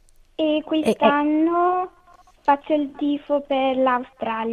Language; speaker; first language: Italian; early bilingual, heritage; Italian